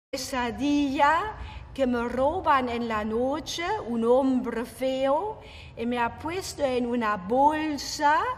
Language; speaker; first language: Spanish; non-native, fluent; German